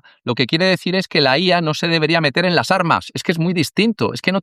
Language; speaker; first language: Spanish; native; Spanish